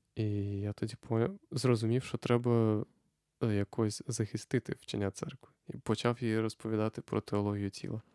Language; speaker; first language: Ukrainian; non-native, fluent; Lithuanian